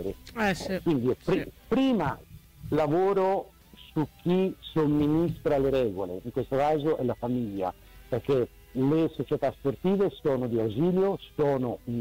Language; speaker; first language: Italian; native; Italian